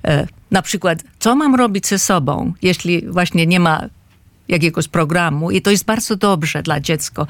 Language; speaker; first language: Polish; non-native, fluent; Finnish